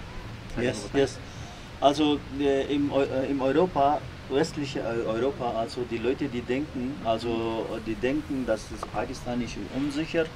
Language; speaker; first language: German; non-native, learner; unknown